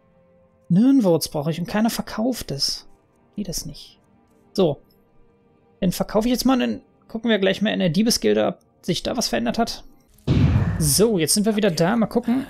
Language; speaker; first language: German; native; German